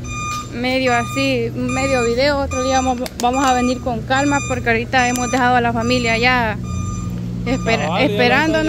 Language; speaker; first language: Spanish; native; Spanish